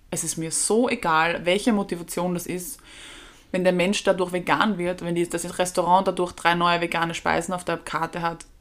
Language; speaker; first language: German; native; German